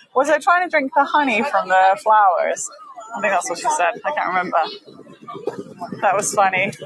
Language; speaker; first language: English; native; English